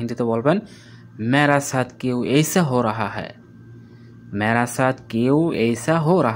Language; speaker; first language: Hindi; non-native, learner; Bangla